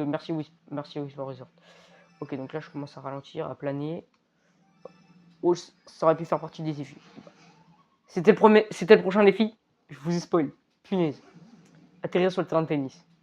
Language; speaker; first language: French; native; French